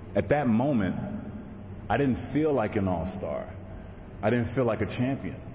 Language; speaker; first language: English; native; English